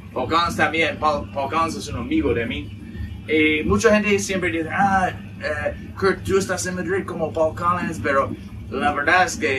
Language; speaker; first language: Spanish; non-native, learner; English